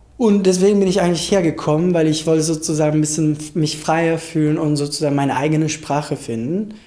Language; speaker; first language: German; non-native, fluent; Italian